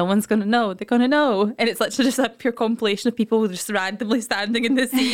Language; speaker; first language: English; native; English